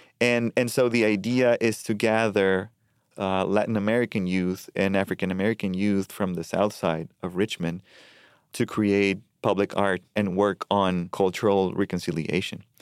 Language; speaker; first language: English; non-native, fluent; Spanish